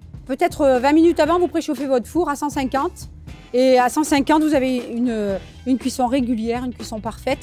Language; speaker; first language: French; native; French